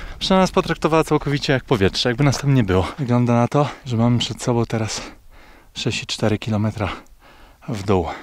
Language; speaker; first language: Polish; native; Polish